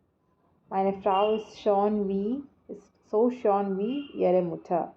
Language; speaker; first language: German; non-native, fluent; Malayalam